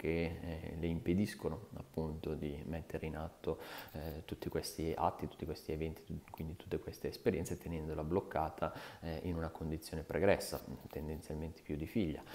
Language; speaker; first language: Italian; native; Italian